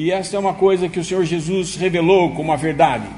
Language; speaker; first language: Portuguese; native; Portuguese